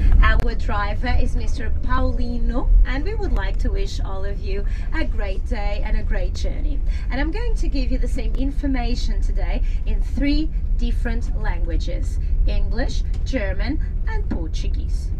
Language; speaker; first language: English; non-native, fluent; Portuguese